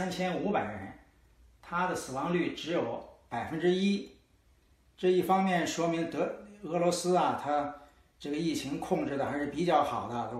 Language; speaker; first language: Chinese; native; Chinese